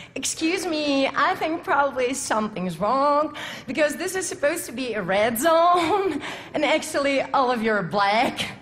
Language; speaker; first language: English; non-native, fluent; Czech